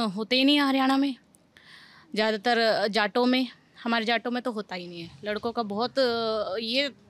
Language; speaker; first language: Hindi; native; Hindi